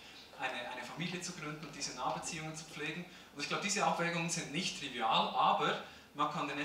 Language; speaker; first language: German; native; German